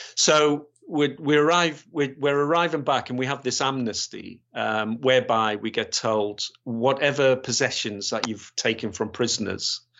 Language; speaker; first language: English; native; English